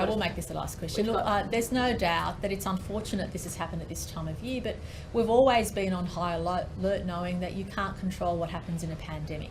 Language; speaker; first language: English; native; English